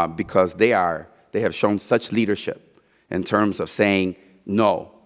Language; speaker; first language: English; early bilingual, other home language; Spanish